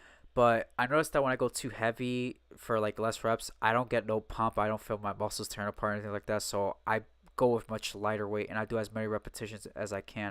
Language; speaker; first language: English; native; English